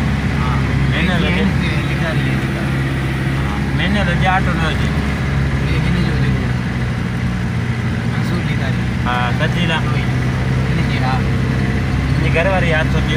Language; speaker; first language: Hindi; non-native, local second language; Sindhi